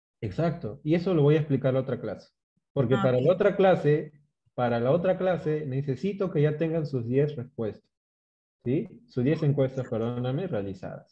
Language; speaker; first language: Spanish; native; Spanish